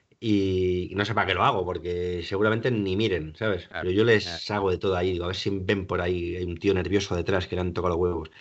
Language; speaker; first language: Spanish; native; Spanish